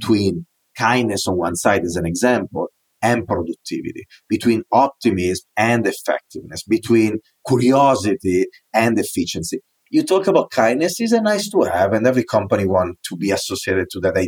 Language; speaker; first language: English; non-native, fluent; Italian